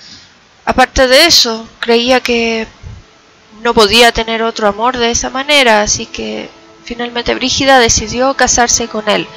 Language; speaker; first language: Spanish; native; Spanish